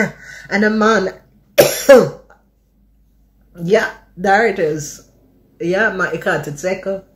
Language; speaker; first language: Dutch; non-native, learner; English